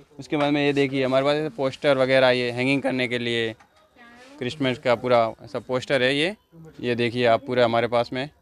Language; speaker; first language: Hindi; non-native, local second language; Urdu